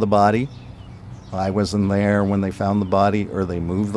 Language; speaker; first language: English; non-native, fluent; French